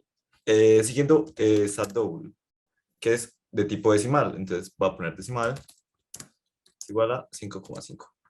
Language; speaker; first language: Spanish; native; Spanish